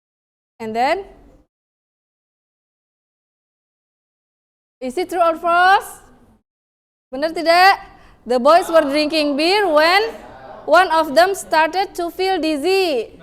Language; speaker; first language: English; non-native, fluent; Indonesian